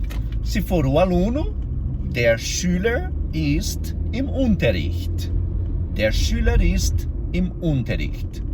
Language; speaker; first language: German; non-native, fluent; Portuguese